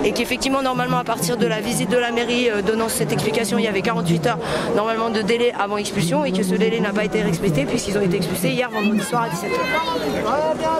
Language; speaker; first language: French; native; French